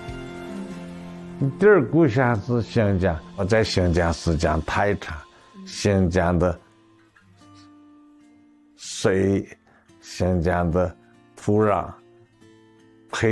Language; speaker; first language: Chinese; native; Chinese